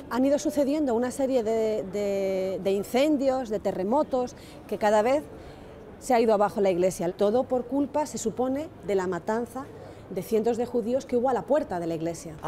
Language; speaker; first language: Spanish; native; Spanish